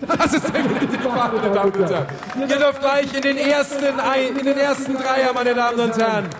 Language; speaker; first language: German; native; German